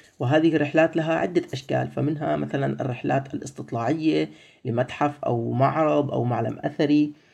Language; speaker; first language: Arabic; native; Arabic